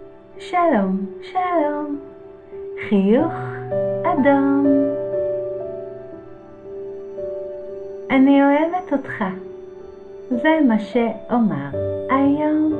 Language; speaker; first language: Hebrew; native; Hebrew